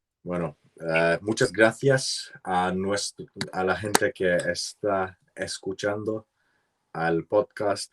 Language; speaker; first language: Spanish; non-native, learner; English